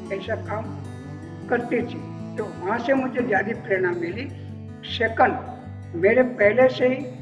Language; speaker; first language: Hindi; non-native, local second language; Gujarati